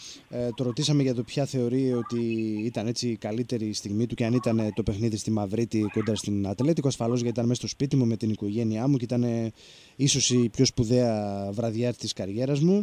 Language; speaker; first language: Greek; native; Greek